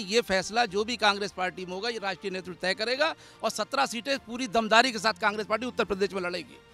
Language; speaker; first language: Hindi; native; Hindi